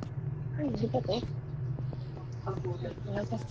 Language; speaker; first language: Filipino; native; Filipino